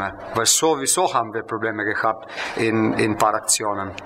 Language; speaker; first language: German; non-native, fluent; Slovenian